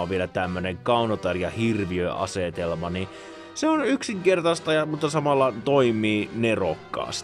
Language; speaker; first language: Finnish; native; Finnish